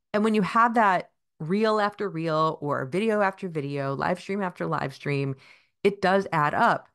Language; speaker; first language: English; native; English